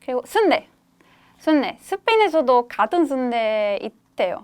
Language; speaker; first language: Korean; non-native, fluent; Spanish